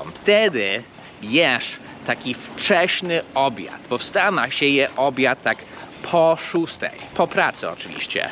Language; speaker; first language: Polish; non-native, fluent; English